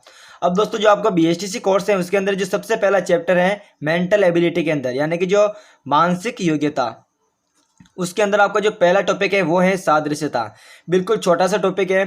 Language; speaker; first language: Hindi; native; Hindi